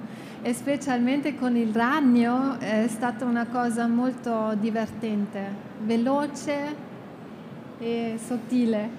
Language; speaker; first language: Italian; non-native, fluent; German